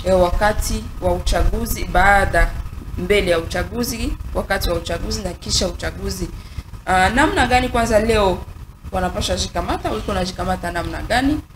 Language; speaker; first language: Swahili; native; Swahili